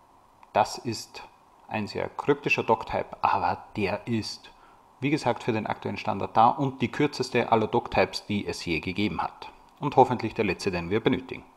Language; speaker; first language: German; native; German